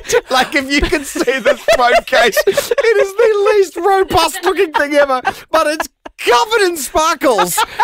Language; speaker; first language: English; native; English